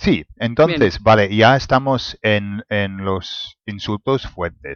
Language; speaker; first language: Spanish; non-native, fluent; English